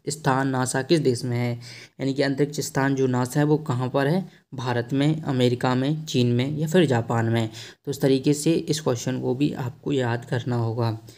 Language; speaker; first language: Hindi; native; Hindi